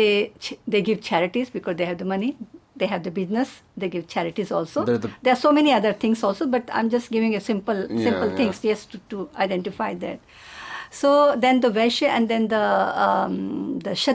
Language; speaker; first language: English; non-native, local second language; Hindi